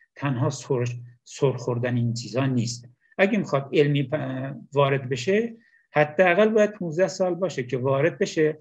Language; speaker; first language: Persian; non-native, local second language; Azerbaijani